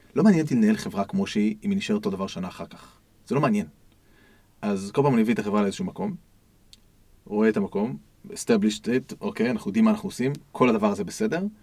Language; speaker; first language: Hebrew; native; Hebrew